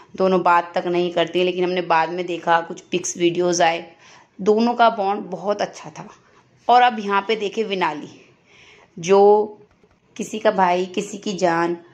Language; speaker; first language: Hindi; native; Hindi